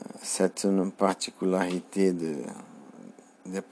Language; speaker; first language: French; non-native, learner; Portuguese